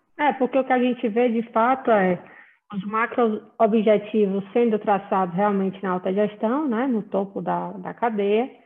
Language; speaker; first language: Portuguese; native; Portuguese